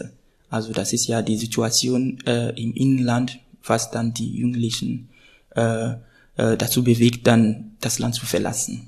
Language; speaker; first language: German; non-native, fluent; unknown